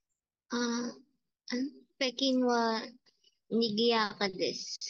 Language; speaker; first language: Japanese; non-native, learner; Filipino